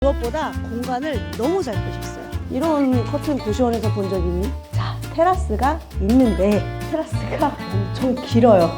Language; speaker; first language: Korean; native; Korean